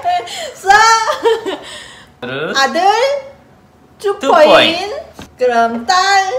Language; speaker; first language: Korean; non-native, learner; Indonesian